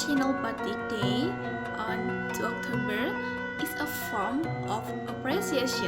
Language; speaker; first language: English; non-native, fluent; Indonesian